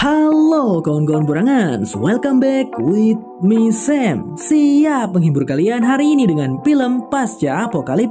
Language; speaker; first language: Indonesian; native; Indonesian